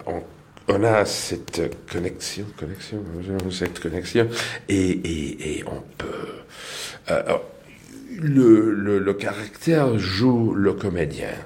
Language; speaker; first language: French; non-native, learner; English